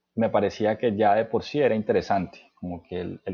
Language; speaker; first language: Spanish; native; Spanish